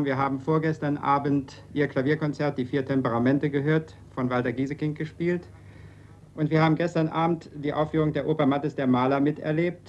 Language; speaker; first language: German; native; German